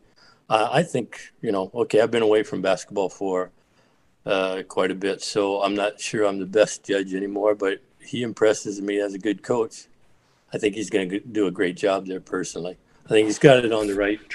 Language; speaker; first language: English; native; English